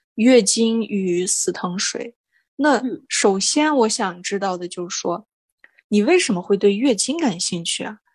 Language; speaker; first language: Chinese; non-native, local second language; Mongolian